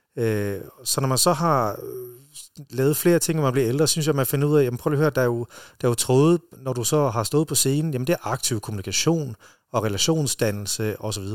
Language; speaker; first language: Danish; early bilingual, heritage; Danish